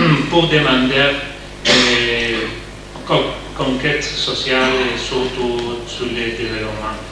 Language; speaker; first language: French; non-native, learner; Spanish